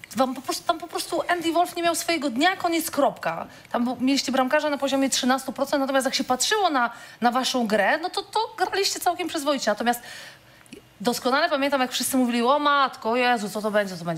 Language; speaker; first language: Polish; native; Polish